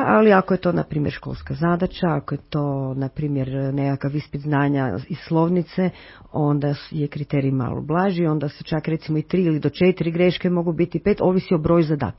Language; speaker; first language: Croatian; native; Croatian